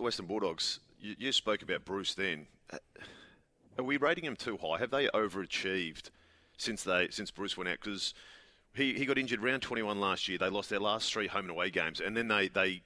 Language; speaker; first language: English; native; English